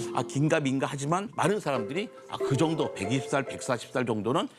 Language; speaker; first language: Korean; native; Korean